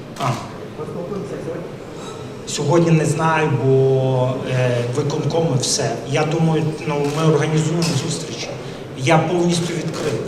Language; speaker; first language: Ukrainian; non-native, local second language; Russian